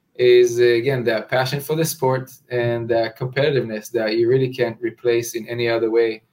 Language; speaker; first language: English; non-native, fluent; Hebrew